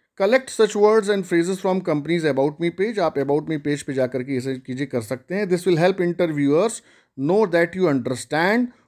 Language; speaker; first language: Hindi; native; Hindi